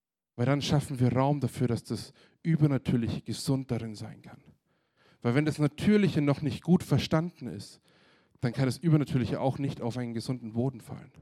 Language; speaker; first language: German; native; German